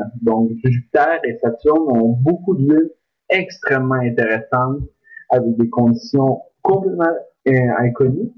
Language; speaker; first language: French; native; French